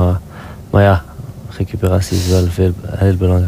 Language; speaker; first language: Dutch; non-native, local second language; French